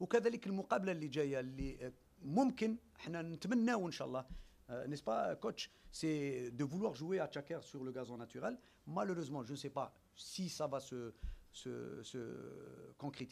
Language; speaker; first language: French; non-native, local second language; Arabic